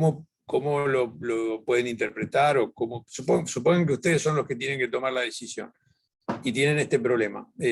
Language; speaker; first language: Spanish; native; Spanish